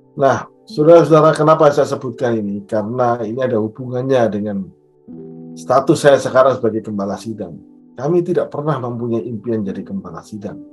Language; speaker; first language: Indonesian; native; Indonesian